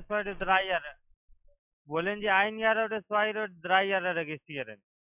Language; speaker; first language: German; non-native, learner; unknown